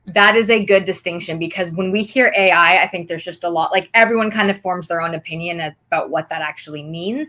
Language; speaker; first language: English; native; English